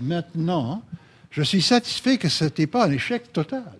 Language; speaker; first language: French; native; French